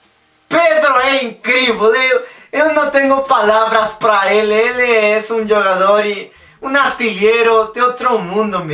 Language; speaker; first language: Spanish; non-native, learner; Portuguese